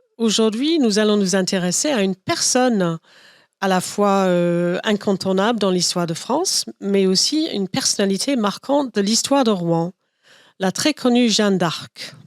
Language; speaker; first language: French; non-native, fluent; English